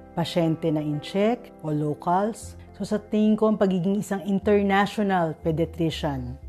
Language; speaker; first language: Filipino; native; Filipino